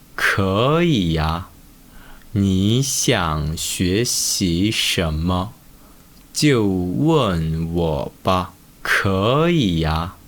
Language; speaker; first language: Chinese; non-native, fluent; Korean